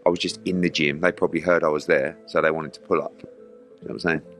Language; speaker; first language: English; native; English